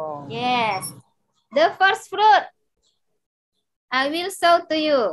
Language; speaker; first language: English; non-native, learner; Indonesian